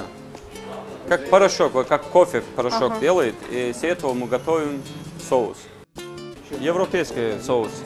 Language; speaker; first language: Russian; non-native, learner; Turkish